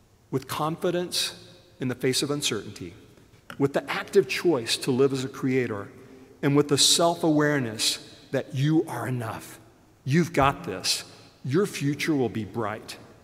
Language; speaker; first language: English; native; English